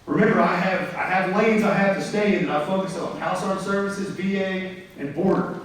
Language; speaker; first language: English; native; English